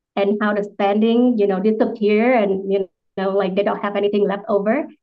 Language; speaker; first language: English; non-native, fluent; Vietnamese